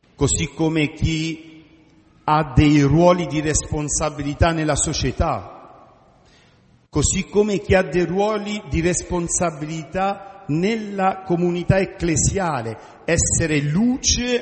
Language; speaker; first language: Italian; native; Italian